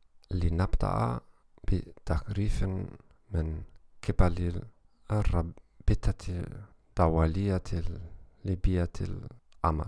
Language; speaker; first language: Arabic; non-native, learner; German